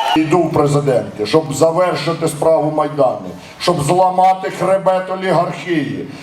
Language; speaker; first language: Ukrainian; native; Ukrainian